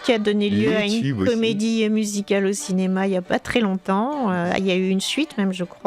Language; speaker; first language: French; native; French